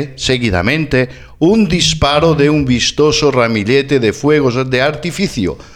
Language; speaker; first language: Spanish; non-native, local second language; Catalan